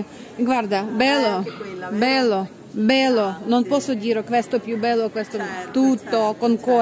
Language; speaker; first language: Italian; non-native, learner; Russian